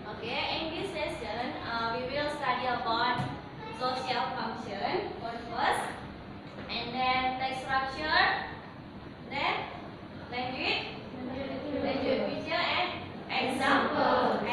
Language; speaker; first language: English; non-native, learner; Indonesian